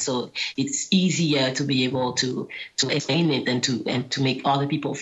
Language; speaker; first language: English; non-native, fluent; Guadeloupean Creole French